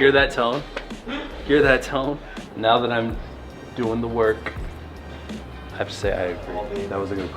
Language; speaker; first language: English; native; English